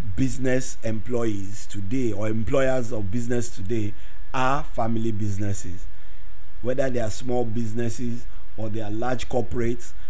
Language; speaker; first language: English; non-native, local second language; Yoruba